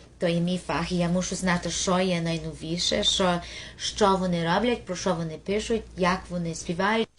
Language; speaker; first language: Ukrainian; early bilingual, heritage; Ukrainian